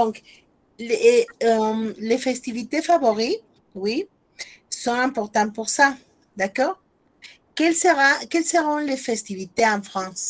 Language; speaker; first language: French; non-native, fluent; Spanish